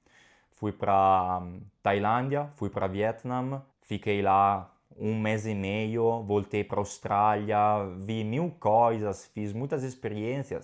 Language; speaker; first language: Portuguese; non-native, fluent; Italian